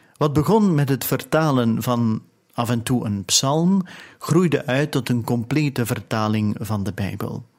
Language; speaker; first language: Dutch; native; Dutch